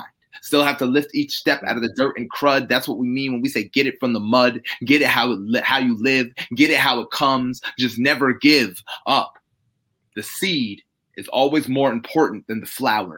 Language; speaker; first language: English; native; English